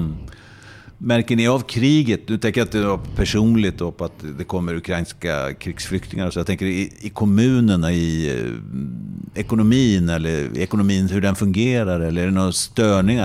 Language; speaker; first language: Swedish; native; Swedish